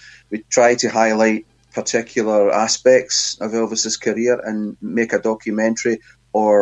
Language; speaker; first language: English; native; English